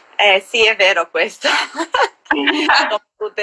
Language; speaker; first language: Italian; non-native, learner; Albanian